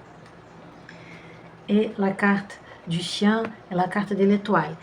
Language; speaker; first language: French; non-native, fluent; Portuguese